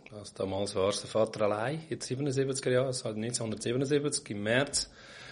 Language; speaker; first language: German; non-native, fluent; Portuguese